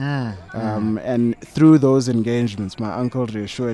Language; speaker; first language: English; non-native, local second language; Zulu